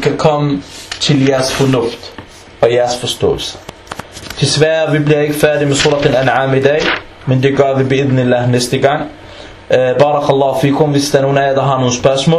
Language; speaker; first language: Danish; early bilingual, other home language; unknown